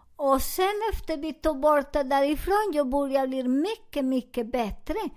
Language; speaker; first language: Swedish; non-native, learner; Spanish